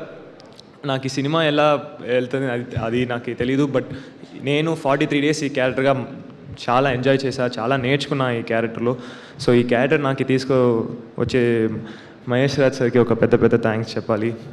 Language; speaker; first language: Telugu; non-native, learner; Tamil